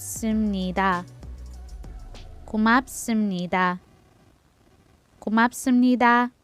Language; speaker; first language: Korean; non-native, learner; Filipino